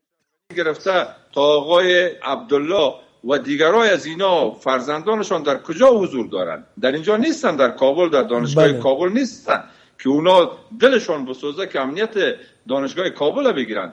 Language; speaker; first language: Persian; native; Persian